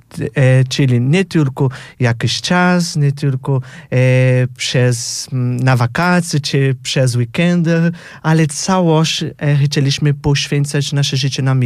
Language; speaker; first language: Polish; non-native, fluent; Portuguese